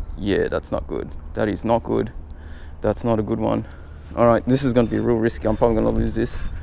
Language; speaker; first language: English; native; English